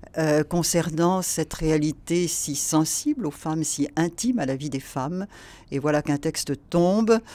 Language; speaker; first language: French; native; French